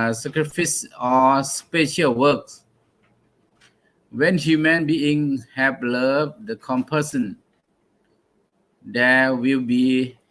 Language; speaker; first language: English; non-native, learner; Thai